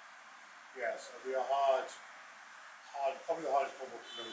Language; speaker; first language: English; native; English